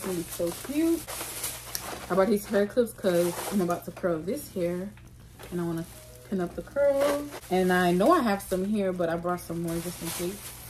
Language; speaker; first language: English; native; English